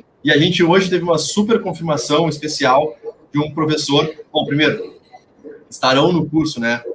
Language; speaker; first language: Portuguese; native; Portuguese